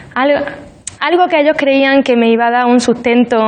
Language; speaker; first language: Spanish; native; Spanish